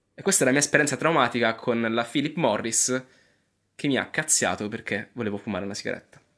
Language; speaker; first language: Italian; native; Italian